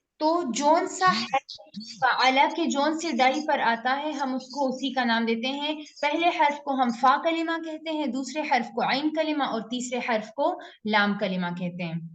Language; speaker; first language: Urdu; native; Urdu